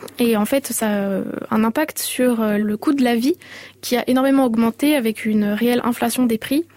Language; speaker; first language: French; native; French